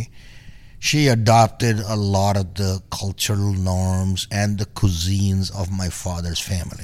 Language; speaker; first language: English; non-native, local second language; Punjabi